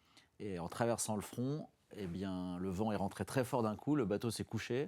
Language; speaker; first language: French; native; French